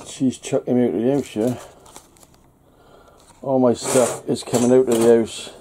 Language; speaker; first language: English; native; English